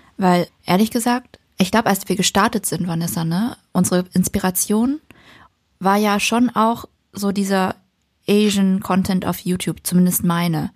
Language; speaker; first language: German; early bilingual, other home language; Vietnamese